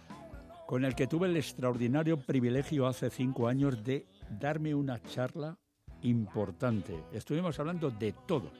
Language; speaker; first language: Spanish; native; Spanish